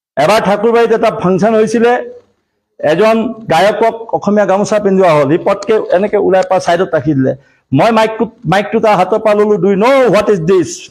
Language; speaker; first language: Assamese; non-native, local second language; Marwari